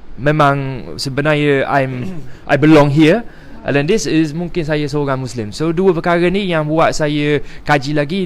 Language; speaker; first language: Malay; non-native, fluent; English